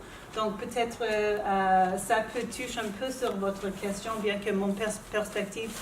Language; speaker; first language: French; non-native, local second language; English